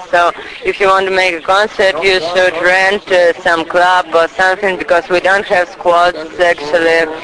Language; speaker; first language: English; non-native, fluent; Russian